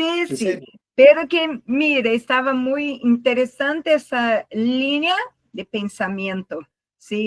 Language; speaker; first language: Spanish; non-native, learner; Portuguese